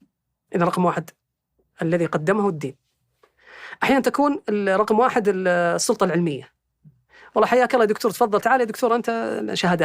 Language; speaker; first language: Arabic; native; Arabic